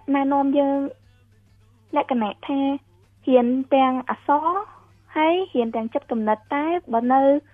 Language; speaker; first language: Khmer; early bilingual, heritage; Khmer